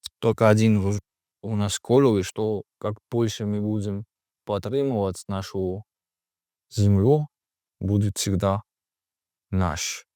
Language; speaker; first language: Russian; non-native, learner; Georgian